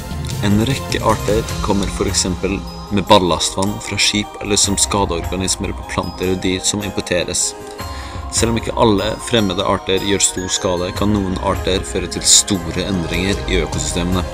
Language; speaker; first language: Norwegian; native; Norwegian